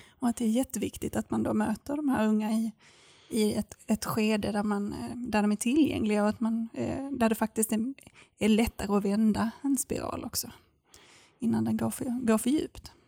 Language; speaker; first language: Swedish; native; Swedish